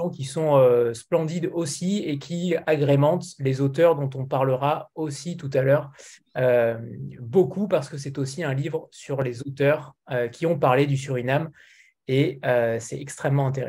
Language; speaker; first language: French; native; French